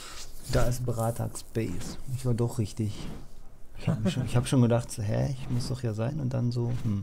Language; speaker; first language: German; non-native, learner; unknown